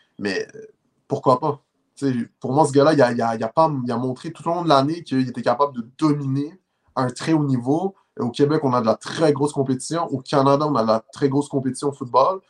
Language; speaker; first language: French; native; French